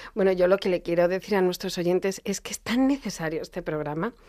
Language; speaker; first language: Spanish; native; Spanish